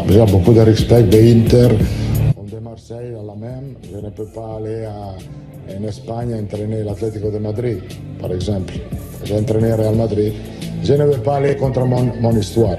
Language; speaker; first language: French; non-native, learner; Italian